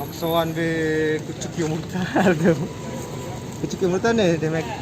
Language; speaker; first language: Turkish; non-native, learner; Indonesian